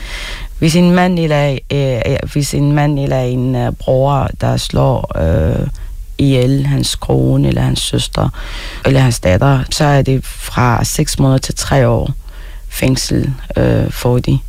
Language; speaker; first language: Danish; non-native, fluent; Arabic